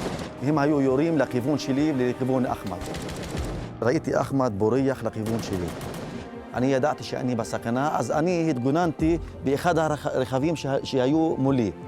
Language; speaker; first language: Hebrew; non-native, local second language; Arabic